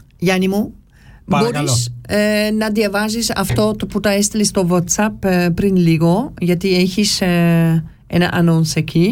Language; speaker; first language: Greek; early bilingual, heritage; Greek